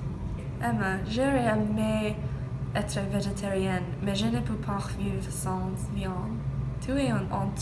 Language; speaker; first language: French; non-native, learner; English